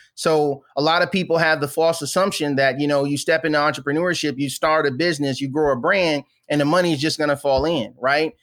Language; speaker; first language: English; native; English